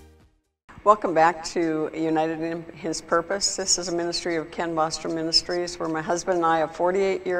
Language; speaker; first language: English; native; English